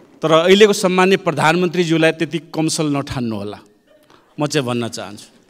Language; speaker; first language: Nepali; native; Nepali